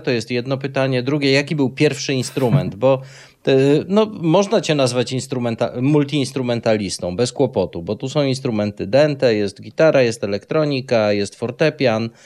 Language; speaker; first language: Polish; native; Polish